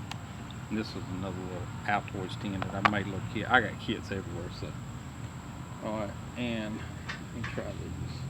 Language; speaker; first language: English; native; English